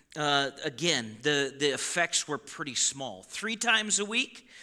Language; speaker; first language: English; native; English